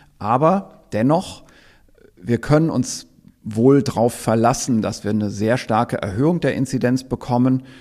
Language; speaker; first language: German; native; German